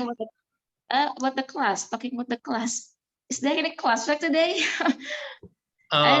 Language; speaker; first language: English; non-native, learner; Indonesian